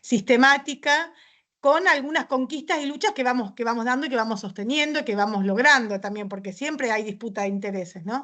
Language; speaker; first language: Spanish; native; Spanish